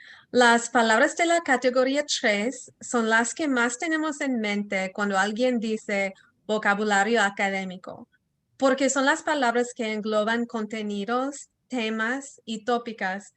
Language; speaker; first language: Spanish; early bilingual, heritage; Spanish